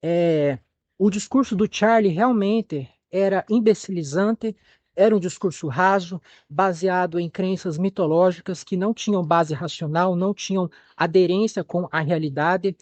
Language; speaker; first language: Portuguese; native; Portuguese